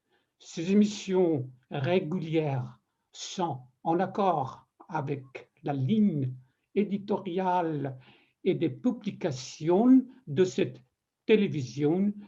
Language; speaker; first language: French; non-native, fluent; Persian